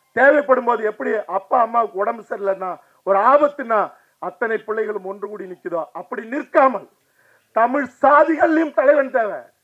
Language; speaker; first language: Tamil; native; Tamil